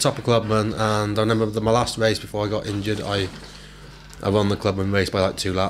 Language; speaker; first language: English; native; English